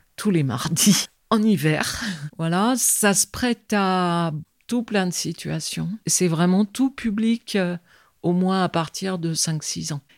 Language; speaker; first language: French; native; French